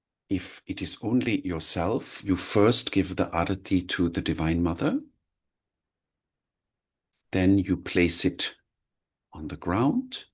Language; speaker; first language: English; non-native, fluent; German